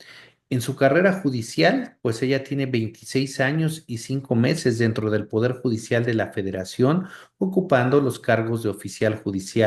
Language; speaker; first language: Spanish; native; Spanish